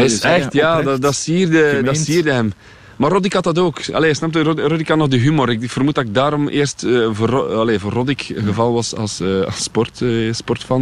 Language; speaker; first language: Dutch; native; Dutch